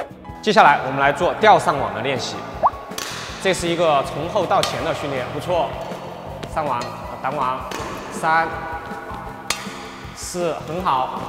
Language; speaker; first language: Chinese; native; Chinese